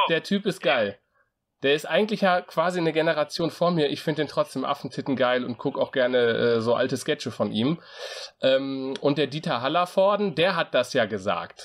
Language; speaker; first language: German; native; German